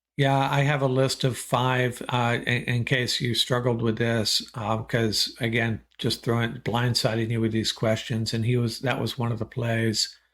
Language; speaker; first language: English; native; English